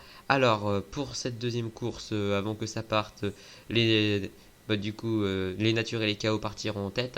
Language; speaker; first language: French; native; French